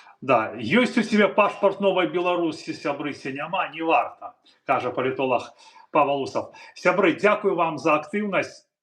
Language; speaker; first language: Belarusian; native; Belarusian